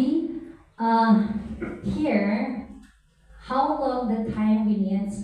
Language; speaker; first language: English; non-native, learner; Indonesian